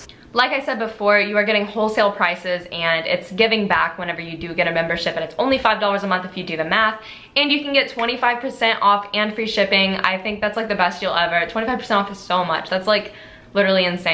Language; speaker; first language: English; native; English